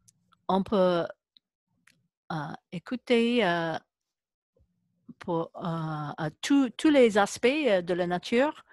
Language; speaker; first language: French; non-native, learner; English